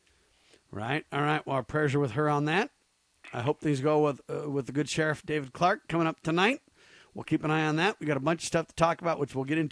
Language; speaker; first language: English; native; English